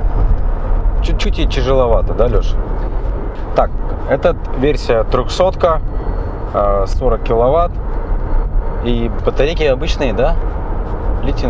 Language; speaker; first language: Russian; native; Russian